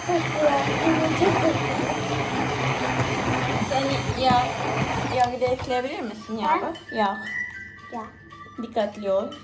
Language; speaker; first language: Turkish; non-native, fluent; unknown